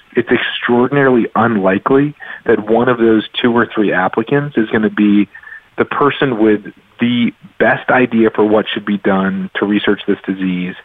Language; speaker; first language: English; native; English